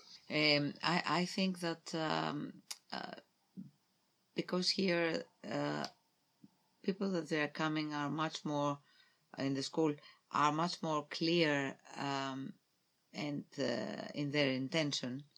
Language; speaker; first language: English; non-native, fluent; Greek